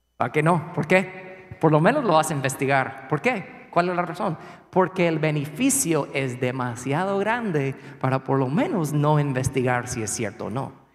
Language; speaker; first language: Spanish; non-native, fluent; English